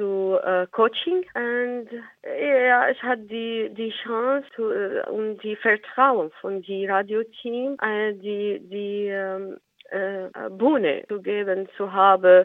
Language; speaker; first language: German; non-native, learner; Arabic